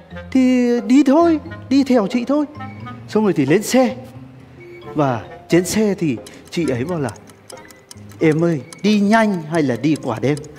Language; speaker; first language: Vietnamese; non-native, fluent; Turkish